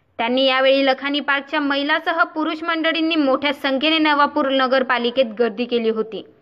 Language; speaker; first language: Marathi; native; Marathi